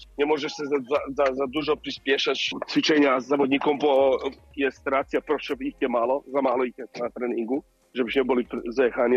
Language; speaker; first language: Polish; non-native, learner; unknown